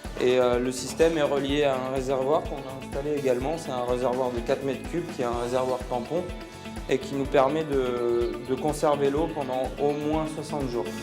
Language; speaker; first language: French; early bilingual, other home language; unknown